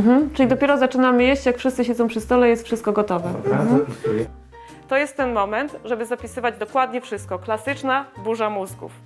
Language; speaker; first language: Polish; native; Polish